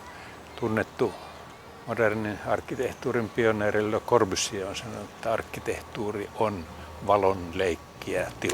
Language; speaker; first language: Finnish; native; Finnish